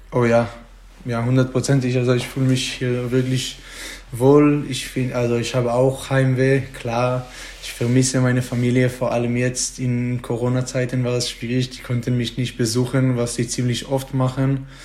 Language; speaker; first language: German; non-native, learner; Hebrew